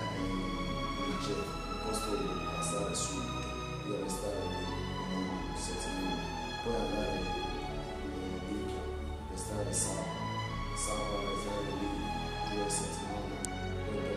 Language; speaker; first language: Italian; non-native, learner; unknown